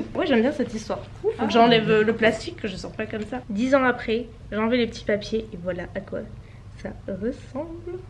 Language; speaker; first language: French; native; French